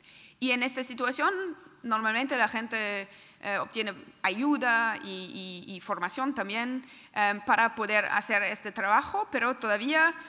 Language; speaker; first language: Spanish; non-native, fluent; German